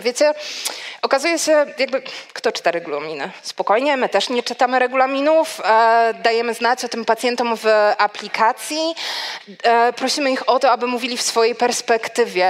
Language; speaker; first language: Polish; native; Polish